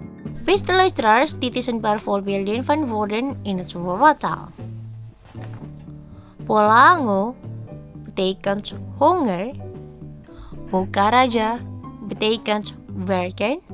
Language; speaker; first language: Dutch; non-native, fluent; Indonesian